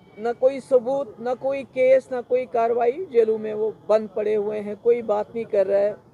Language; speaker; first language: Urdu; non-native, local second language; Kashmiri